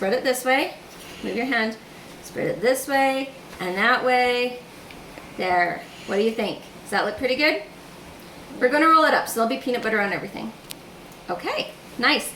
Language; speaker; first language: English; native; English